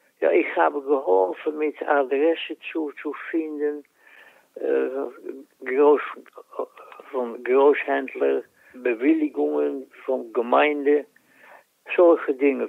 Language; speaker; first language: German; non-native, learner; Dutch